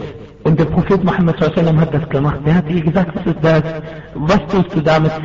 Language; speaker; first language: German; non-native, fluent; Arabic